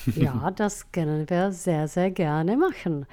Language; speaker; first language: German; non-native, fluent; Czech